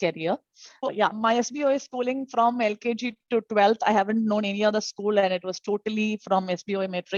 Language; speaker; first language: English; non-native, local second language; Tamil